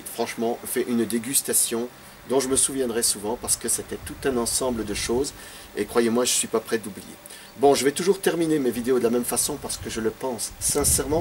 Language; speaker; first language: French; native; French